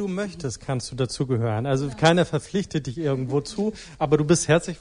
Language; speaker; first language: German; native; German